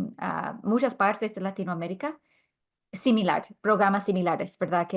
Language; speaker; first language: Spanish; non-native, fluent; English